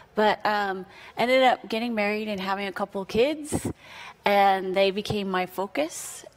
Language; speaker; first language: English; native; English